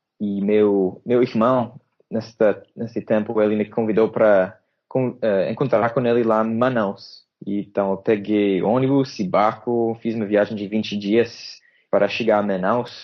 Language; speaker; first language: Portuguese; non-native, fluent; English